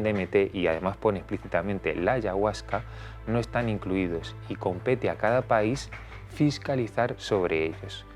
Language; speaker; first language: Spanish; native; Spanish